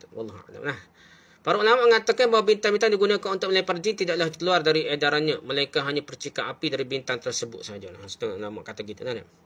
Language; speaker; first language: Malay; native; Malay